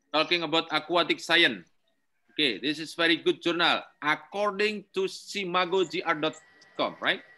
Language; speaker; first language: English; non-native, learner; Indonesian